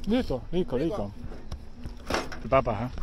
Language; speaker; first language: Spanish; non-native, learner; Chinese